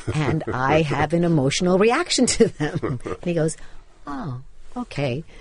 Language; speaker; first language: English; native; English